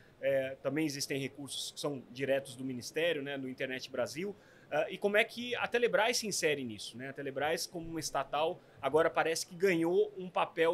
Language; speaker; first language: Portuguese; native; Portuguese